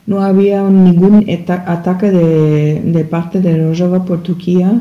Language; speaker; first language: Spanish; non-native, learner; German